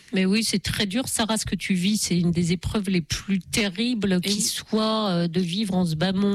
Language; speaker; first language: French; native; French